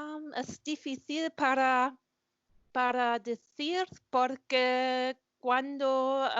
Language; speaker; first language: Spanish; non-native, learner; German